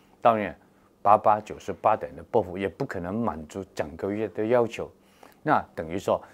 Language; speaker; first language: Chinese; non-native, local second language; Cantonese